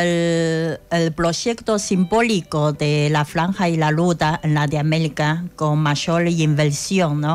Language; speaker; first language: Spanish; non-native, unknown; Chinese